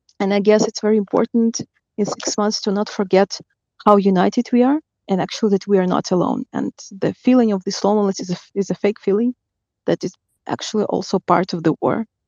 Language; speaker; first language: English; non-native, fluent; Ukrainian